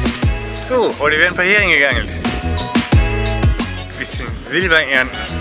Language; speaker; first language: German; native; German